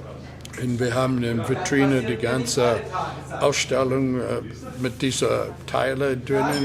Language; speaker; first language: German; non-native, fluent; English